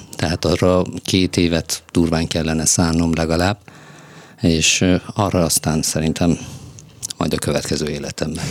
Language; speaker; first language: Hungarian; non-native, fluent; Persian